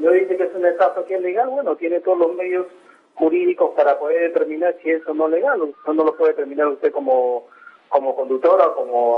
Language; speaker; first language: Spanish; native; Spanish